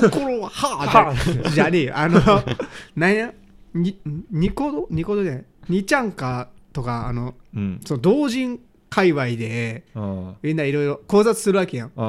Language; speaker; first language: Japanese; native; Japanese